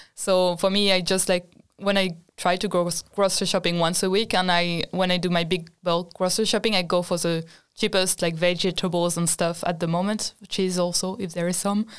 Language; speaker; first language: English; non-native, fluent; French